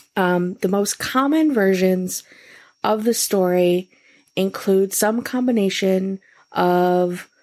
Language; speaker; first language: English; native; English